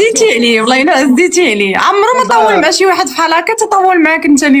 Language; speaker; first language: Arabic; native; Arabic